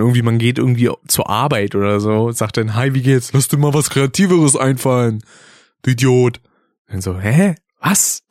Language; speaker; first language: German; native; German